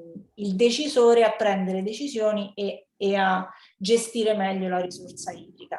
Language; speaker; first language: Italian; native; Italian